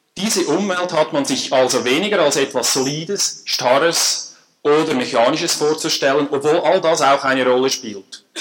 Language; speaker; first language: German; native; German